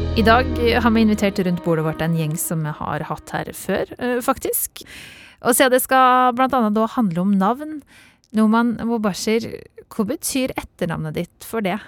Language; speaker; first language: Norwegian; native; Norwegian